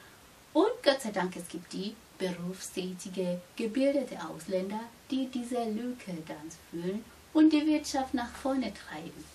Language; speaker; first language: German; non-native, fluent; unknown